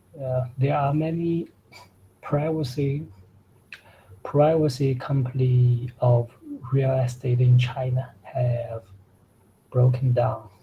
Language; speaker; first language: English; non-native, learner; Chinese